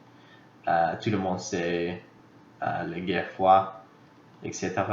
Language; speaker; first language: French; non-native, fluent; English